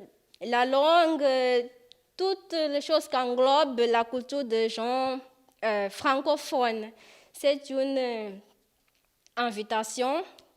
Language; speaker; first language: French; non-native, fluent; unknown